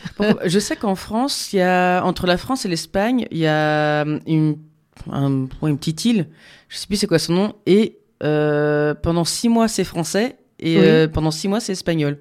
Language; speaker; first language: French; native; French